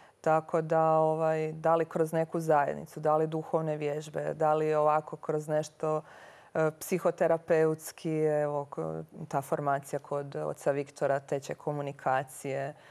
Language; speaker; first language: Croatian; native; Croatian